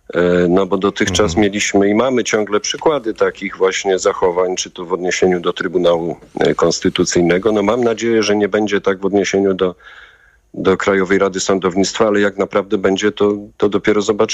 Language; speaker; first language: Polish; native; Polish